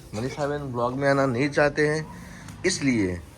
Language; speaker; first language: Hindi; non-native, local second language; Gujarati